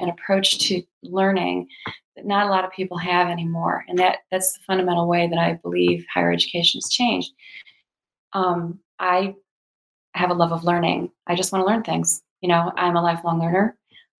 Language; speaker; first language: English; native; English